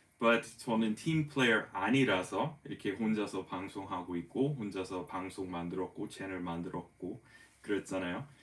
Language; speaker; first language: Korean; non-native, fluent; English